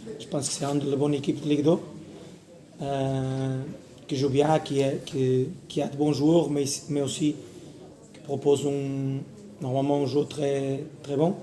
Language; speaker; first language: French; non-native, learner; Portuguese